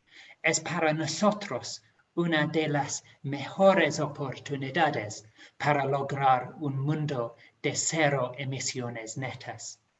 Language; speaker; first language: Spanish; non-native, fluent; English